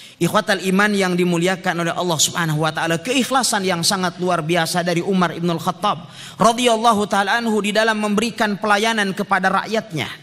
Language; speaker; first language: Indonesian; native; Indonesian